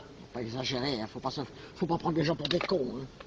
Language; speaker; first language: French; native; French